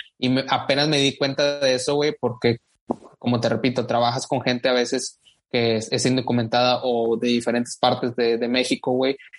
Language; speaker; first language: Spanish; native; Spanish